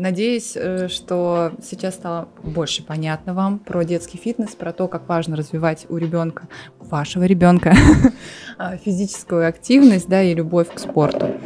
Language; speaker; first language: Russian; native; Russian